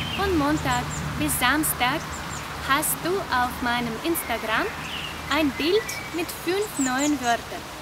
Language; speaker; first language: German; non-native, fluent; Russian